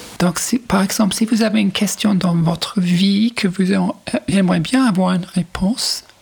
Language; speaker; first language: French; non-native, fluent; English